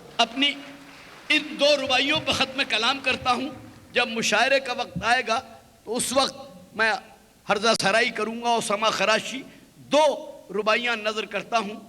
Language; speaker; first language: Urdu; native; Urdu